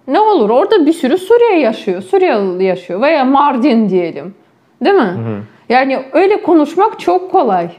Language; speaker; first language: Turkish; non-native, fluent; Ukrainian